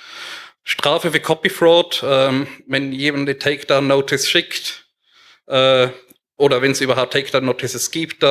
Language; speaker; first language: German; native; German